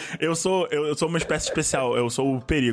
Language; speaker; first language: Portuguese; native; Portuguese